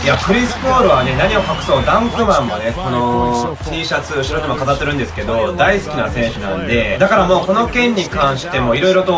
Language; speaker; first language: Japanese; native; Japanese